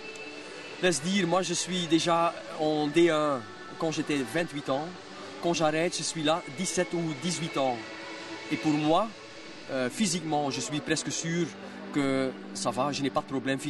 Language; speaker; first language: French; non-native, local second language; Dutch